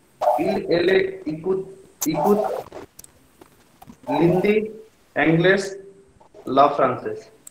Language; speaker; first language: French; non-native, learner; Hindi